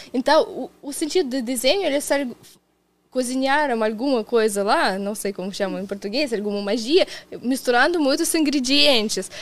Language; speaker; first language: Portuguese; non-native, fluent; Russian